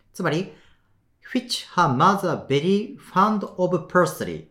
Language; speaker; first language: English; non-native, fluent; Japanese